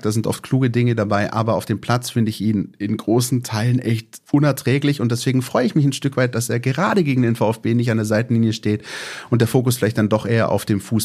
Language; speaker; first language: German; native; German